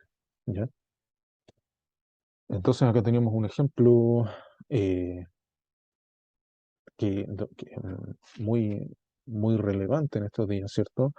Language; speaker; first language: Spanish; native; Spanish